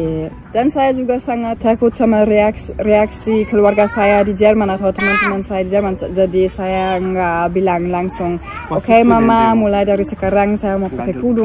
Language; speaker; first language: Indonesian; non-native, fluent; German